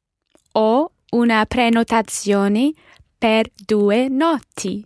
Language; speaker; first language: Italian; non-native, learner; English